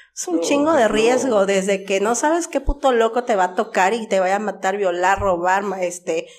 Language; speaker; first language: Spanish; native; Spanish